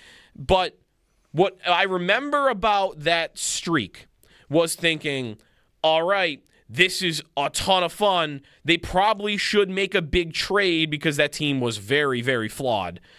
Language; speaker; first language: English; native; English